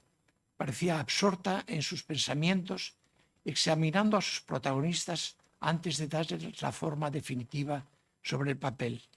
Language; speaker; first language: Spanish; native; Spanish